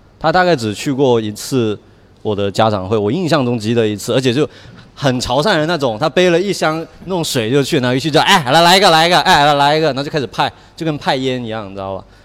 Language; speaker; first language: Chinese; non-native, local second language; Min Nan Chinese